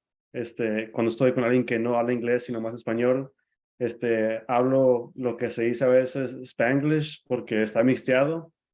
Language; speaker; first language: Spanish; early bilingual, other home language; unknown